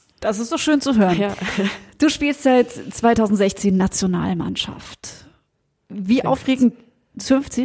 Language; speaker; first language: German; native; German